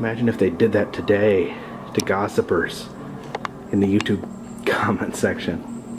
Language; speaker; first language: English; native; English